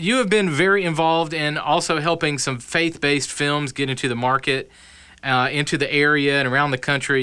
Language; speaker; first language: English; native; English